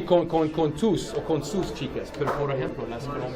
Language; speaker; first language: Spanish; non-native, learner; English